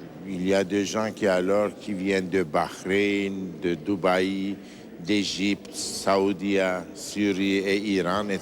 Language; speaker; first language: French; non-native, fluent; Turkish